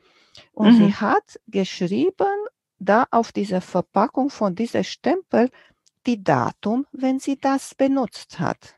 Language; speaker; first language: German; non-native, fluent; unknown